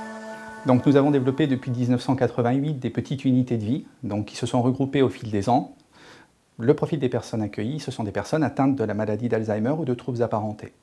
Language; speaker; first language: French; native; French